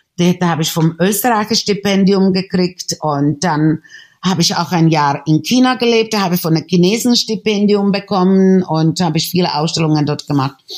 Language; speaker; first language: German; non-native, fluent; Czech